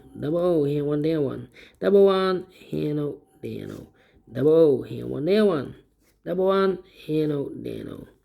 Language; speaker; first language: English; non-native, fluent; Dutch